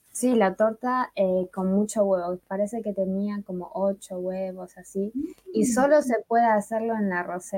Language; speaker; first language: Spanish; non-native, fluent; Chinese